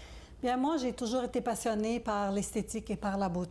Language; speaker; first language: French; native; French